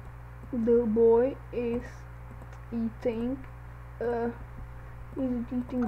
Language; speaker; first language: English; non-native, learner; Czech